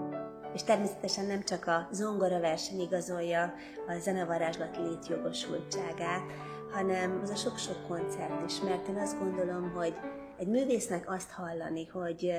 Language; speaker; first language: Hungarian; native; Hungarian